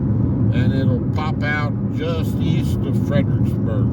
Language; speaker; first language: English; native; English